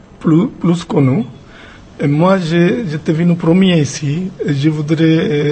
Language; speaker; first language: French; non-native, learner; Punjabi